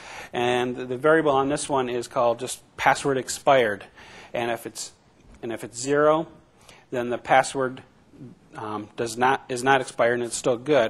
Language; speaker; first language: English; native; English